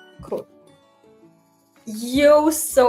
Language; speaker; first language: Spanish; non-native, learner; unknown